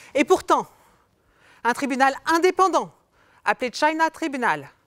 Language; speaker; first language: French; native; French